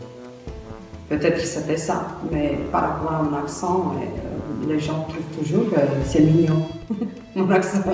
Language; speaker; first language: French; non-native, fluent; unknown